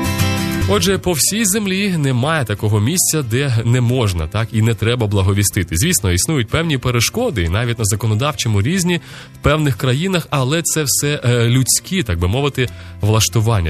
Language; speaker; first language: Ukrainian; native; Ukrainian